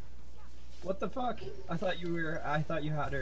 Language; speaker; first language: English; native; English